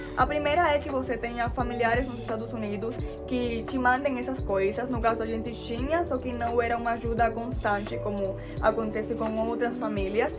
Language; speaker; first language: Portuguese; non-native, fluent; Spanish